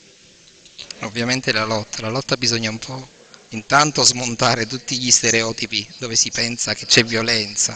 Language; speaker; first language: Italian; native; Italian